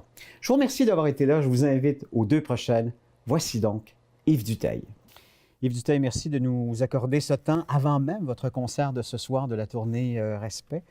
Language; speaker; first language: French; native; French